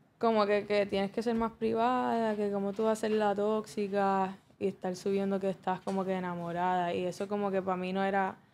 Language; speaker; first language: Spanish; early bilingual, heritage; Spanish